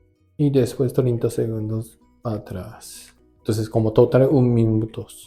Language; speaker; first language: Spanish; non-native, learner; Japanese